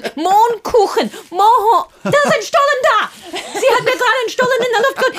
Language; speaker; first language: German; non-native, fluent; English